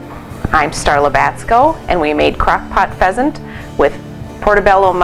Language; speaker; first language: English; native; English